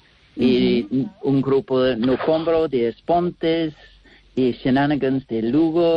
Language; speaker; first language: Spanish; non-native, learner; English